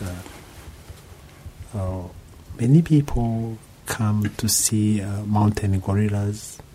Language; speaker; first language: English; non-native, local second language; Kinyarwanda